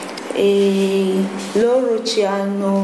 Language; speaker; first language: Italian; non-native, fluent; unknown